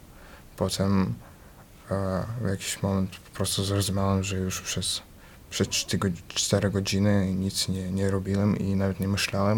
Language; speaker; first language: Polish; early bilingual, other home language; Ukrainian